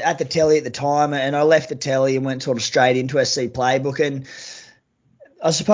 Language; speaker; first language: English; native; English